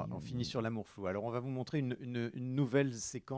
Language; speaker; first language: French; native; French